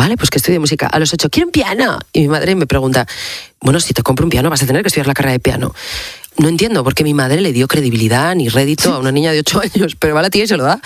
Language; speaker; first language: Spanish; native; Spanish